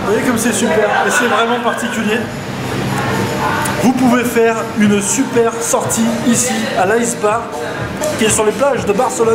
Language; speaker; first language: French; native; French